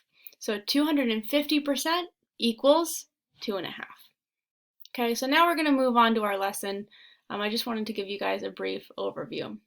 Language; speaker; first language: English; native; English